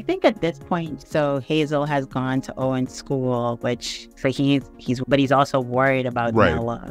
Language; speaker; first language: English; native; English